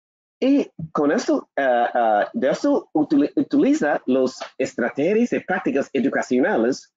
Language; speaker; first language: Spanish; non-native, learner; English